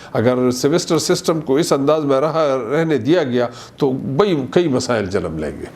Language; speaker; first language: Urdu; non-native, local second language; Pashto